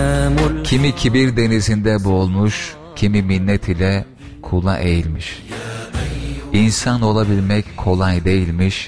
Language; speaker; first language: Turkish; native; Turkish